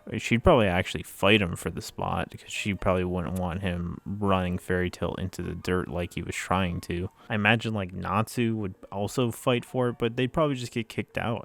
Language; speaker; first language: English; native; English